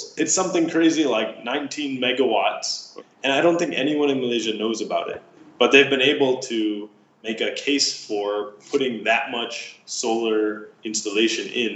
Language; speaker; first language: English; native; English